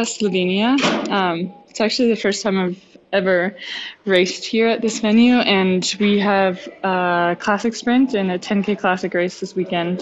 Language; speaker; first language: English; native; English